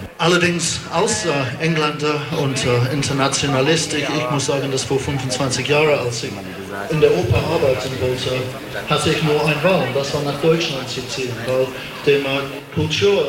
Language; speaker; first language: German; non-native, fluent; English